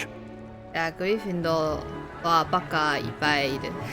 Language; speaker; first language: Japanese; non-native, learner; Chinese